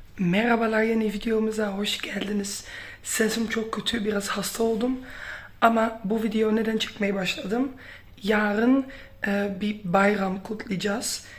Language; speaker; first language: Turkish; non-native, fluent; Dutch